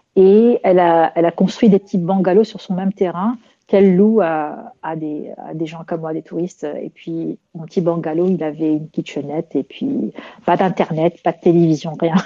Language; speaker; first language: French; non-native, local second language; Arabic